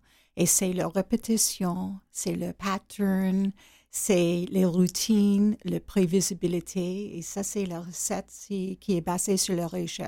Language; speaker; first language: French; non-native, learner; English